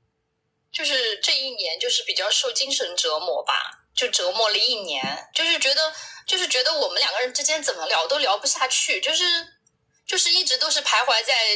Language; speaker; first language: Chinese; native; Chinese